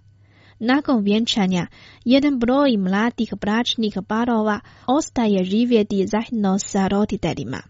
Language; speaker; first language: Croatian; non-native, fluent; Chinese